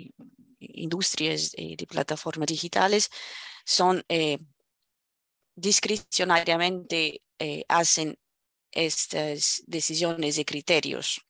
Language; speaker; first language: Spanish; non-native, fluent; Portuguese